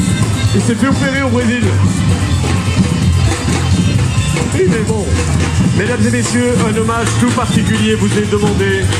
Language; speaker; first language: French; native; French